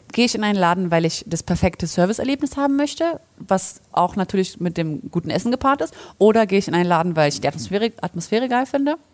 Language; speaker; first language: German; early bilingual, other home language; Polish